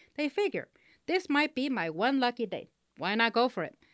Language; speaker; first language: English; non-native, local second language; Spanish